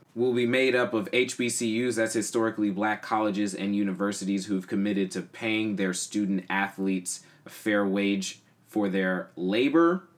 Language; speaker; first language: English; native; English